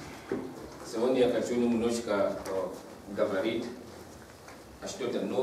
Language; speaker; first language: Russian; non-native, learner; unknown